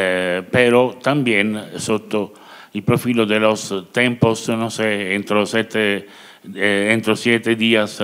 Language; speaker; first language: Spanish; non-native, learner; Italian